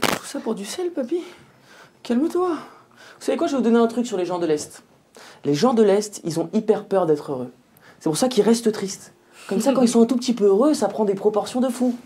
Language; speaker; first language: French; native; French